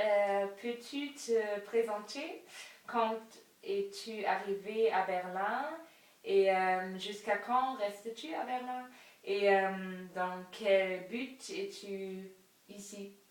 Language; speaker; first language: French; non-native, learner; German